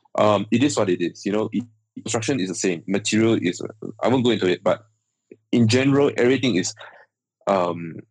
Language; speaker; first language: English; native; English